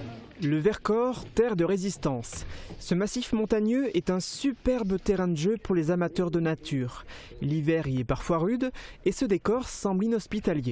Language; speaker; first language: French; native; French